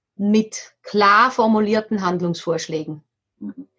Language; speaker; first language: German; native; German